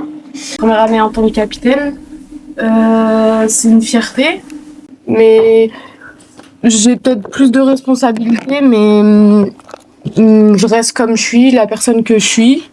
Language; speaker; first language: French; native; French